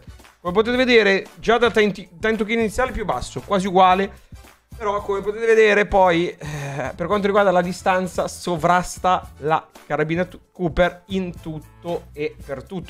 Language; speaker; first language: Italian; native; Italian